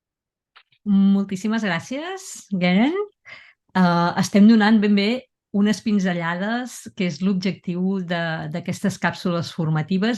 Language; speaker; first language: Catalan; native; Catalan